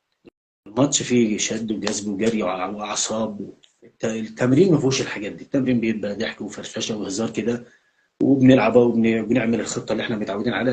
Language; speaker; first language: Arabic; native; Arabic